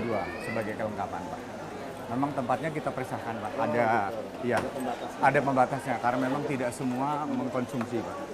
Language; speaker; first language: Indonesian; native; Indonesian